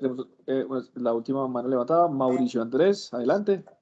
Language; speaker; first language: Spanish; native; Spanish